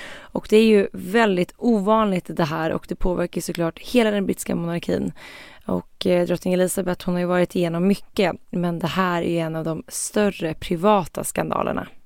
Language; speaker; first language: Swedish; native; Swedish